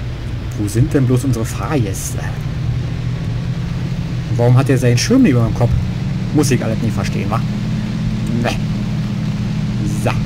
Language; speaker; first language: German; native; German